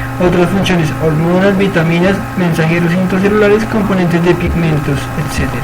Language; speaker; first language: Spanish; native; Spanish